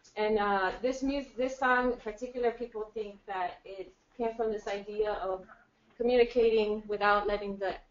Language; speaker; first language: English; native; English